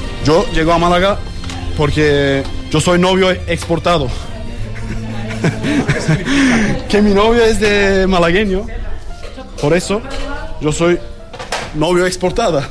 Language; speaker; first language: Spanish; non-native, learner; Turkish